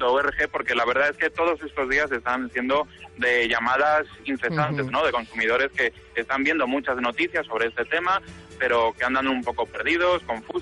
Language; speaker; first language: Spanish; native; Spanish